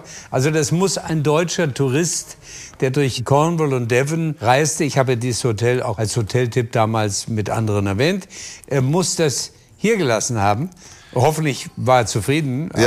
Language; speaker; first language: German; native; German